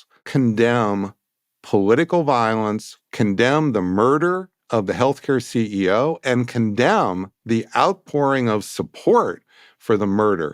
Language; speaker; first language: English; native; English